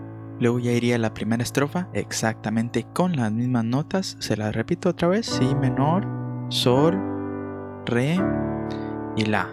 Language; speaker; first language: Spanish; native; Spanish